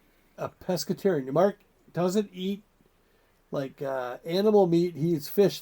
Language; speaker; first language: English; native; English